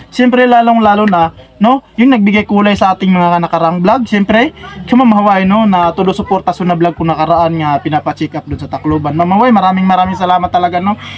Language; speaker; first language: Filipino; non-native, local second language; Cebuano